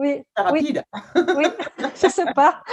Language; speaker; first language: French; non-native, learner; Dutch